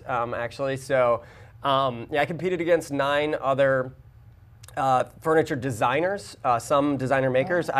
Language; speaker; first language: English; native; English